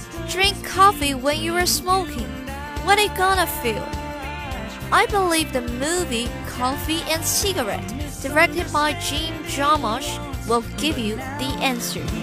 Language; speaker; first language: English; non-native, fluent; Chinese